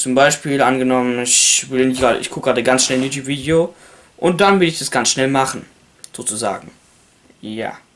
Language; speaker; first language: German; native; German